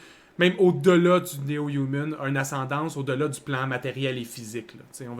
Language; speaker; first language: French; native; French